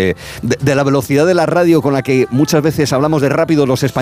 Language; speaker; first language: Spanish; native; Spanish